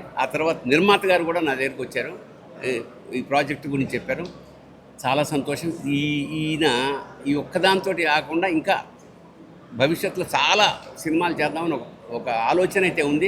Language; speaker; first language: Telugu; native; Telugu